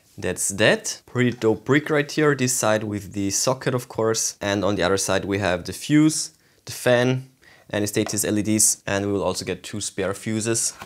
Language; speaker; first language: English; non-native, fluent; German